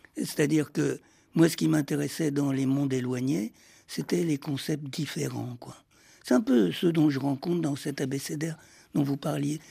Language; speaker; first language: French; early bilingual, heritage; French